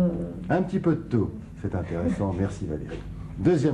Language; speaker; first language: French; native; French